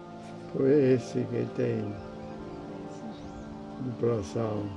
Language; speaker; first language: Portuguese; non-native, fluent; German